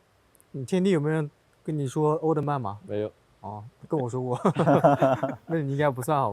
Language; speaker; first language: Chinese; native; Chinese